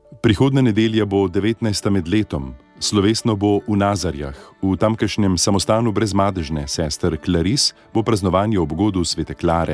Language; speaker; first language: Slovenian; native; Slovenian